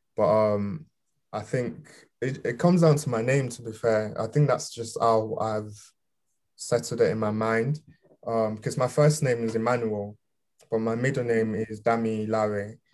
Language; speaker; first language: English; early bilingual, other home language; Yoruba